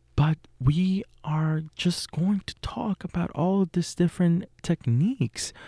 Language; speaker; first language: English; non-native, fluent; Spanish